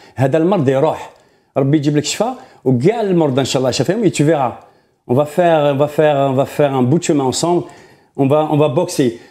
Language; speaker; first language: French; non-native, local second language; Arabic